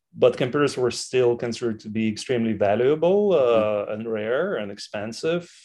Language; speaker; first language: English; non-native, fluent; Russian